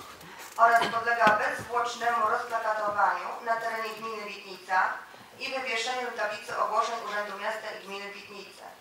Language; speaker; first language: Polish; native; Polish